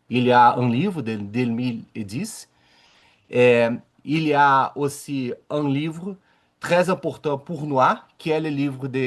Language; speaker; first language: French; non-native, learner; Portuguese